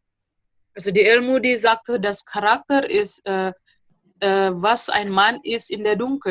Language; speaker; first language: German; non-native, fluent; Indonesian